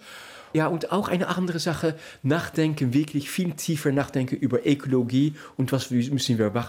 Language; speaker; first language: German; non-native, fluent; Dutch